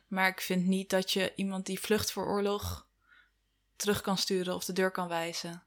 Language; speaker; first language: Dutch; native; Dutch